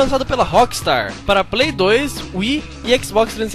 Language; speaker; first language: Portuguese; native; Portuguese